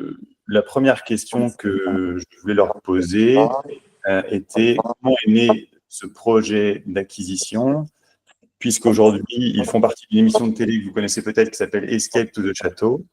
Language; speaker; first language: French; native; French